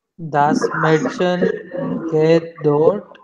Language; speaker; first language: German; non-native, learner; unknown